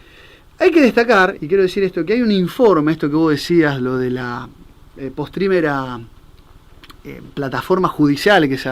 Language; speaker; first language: Spanish; native; Spanish